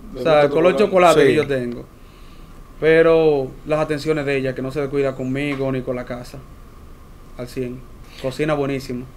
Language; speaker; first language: Spanish; native; Spanish